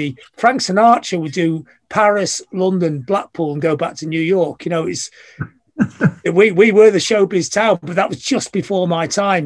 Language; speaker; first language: English; native; English